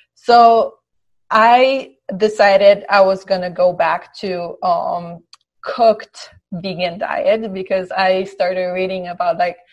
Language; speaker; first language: English; early bilingual, other home language; Polish